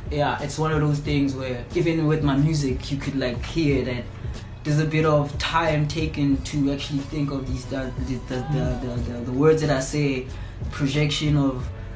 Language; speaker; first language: English; non-native, local second language; Zulu